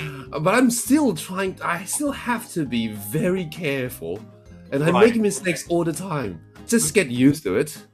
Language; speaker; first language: English; non-native, fluent; Chinese